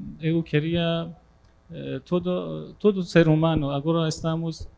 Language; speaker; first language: Portuguese; non-native, learner; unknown